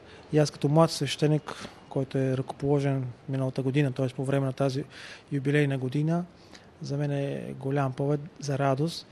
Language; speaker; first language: Bulgarian; native; Bulgarian